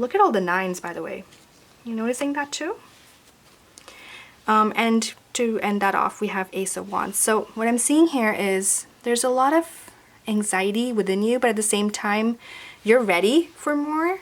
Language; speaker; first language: English; native; English